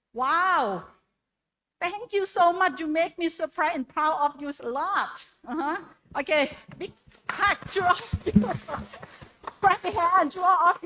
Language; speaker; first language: English; non-native, learner; Indonesian